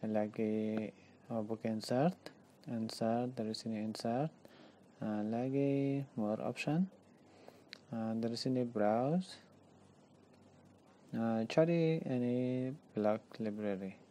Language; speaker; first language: Indonesian; non-native, learner; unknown